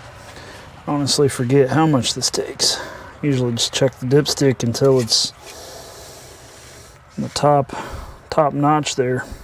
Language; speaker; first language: English; native; English